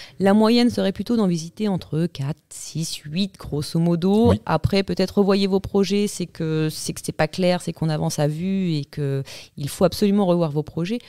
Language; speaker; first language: French; native; French